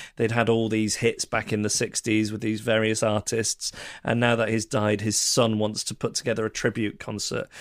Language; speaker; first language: English; native; English